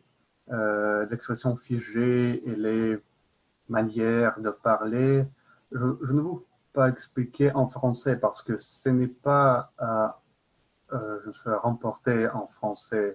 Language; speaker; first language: French; non-native, learner; Russian